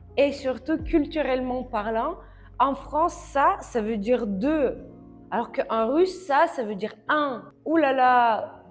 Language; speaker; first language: French; non-native, fluent; Russian